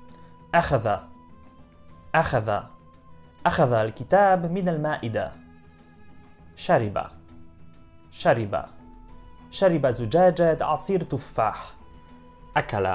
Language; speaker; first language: Arabic; non-native, fluent; Polish